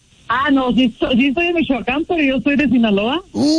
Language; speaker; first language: Spanish; native; Spanish